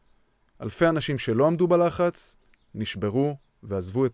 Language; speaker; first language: Hebrew; native; Hebrew